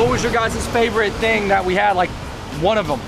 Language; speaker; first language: English; native; English